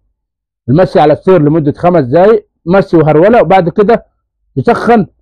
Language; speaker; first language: Arabic; native; Arabic